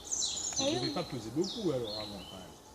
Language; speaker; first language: French; native; French